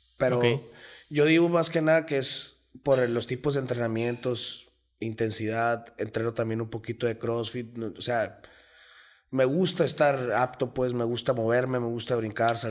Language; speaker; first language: Spanish; native; Spanish